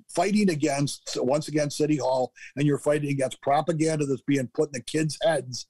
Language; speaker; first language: English; native; English